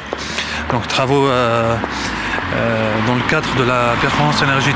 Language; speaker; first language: French; non-native, fluent; Arabic